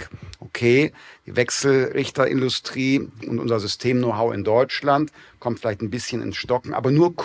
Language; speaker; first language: German; native; German